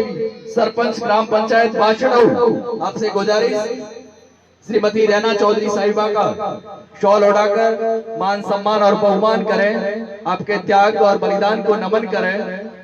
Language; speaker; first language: Hindi; native; Hindi